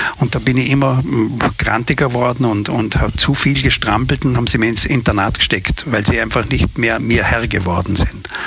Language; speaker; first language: German; native; German